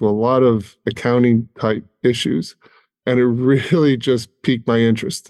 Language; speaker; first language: English; native; English